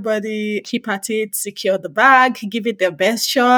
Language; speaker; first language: English; non-native, local second language; Yoruba